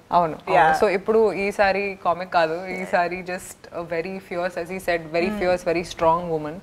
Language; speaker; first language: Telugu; non-native, fluent; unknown